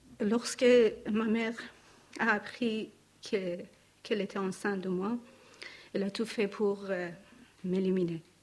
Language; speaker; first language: French; non-native, learner; Persian